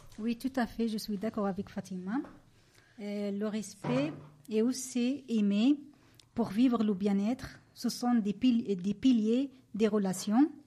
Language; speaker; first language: French; non-native, local second language; Arabic